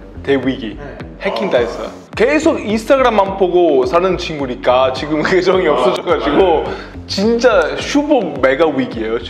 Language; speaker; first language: Korean; non-native, fluent; Italian